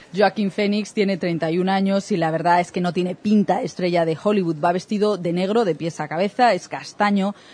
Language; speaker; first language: Spanish; native; Spanish